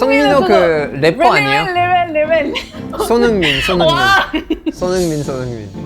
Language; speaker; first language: Korean; non-native, fluent; French